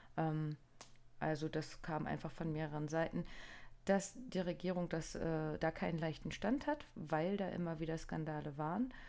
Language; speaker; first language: German; non-native, fluent; Japanese